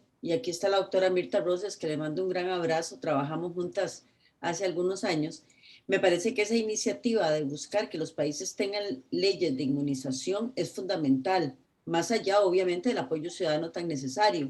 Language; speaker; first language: Spanish; native; Spanish